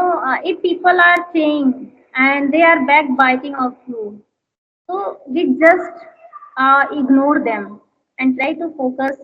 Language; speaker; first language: English; non-native, learner; Hindi